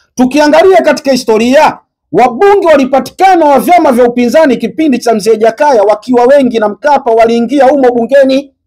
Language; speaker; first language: Swahili; native; Swahili